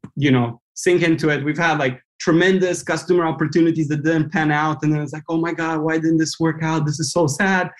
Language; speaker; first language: English; non-native, fluent; Romanian